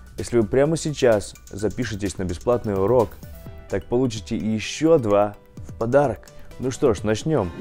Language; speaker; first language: Russian; early bilingual, heritage; Russian